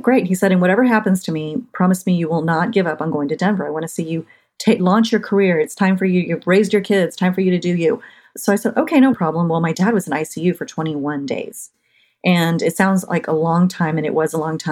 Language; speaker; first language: English; native; English